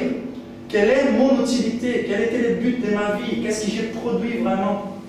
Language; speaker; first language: French; non-native, fluent; Portuguese